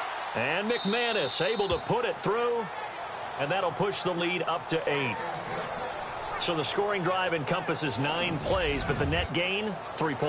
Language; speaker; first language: English; native; English